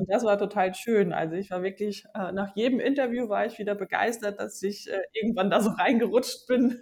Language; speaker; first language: German; native; German